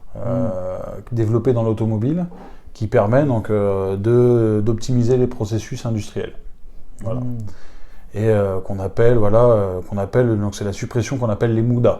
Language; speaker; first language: French; native; French